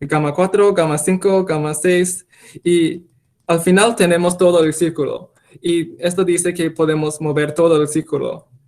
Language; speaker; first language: Spanish; non-native, fluent; English